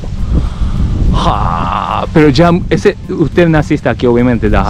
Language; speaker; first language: Spanish; non-native, learner; Japanese